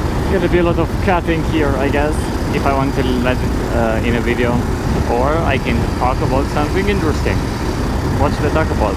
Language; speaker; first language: English; non-native, fluent; Romanian